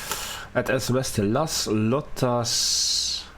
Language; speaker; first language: Swedish; non-native, learner; English